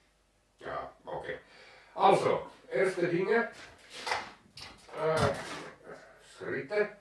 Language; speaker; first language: German; non-native, learner; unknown